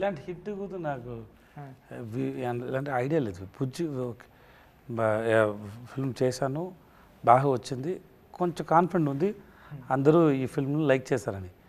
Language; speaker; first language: Telugu; non-native, learner; Tamil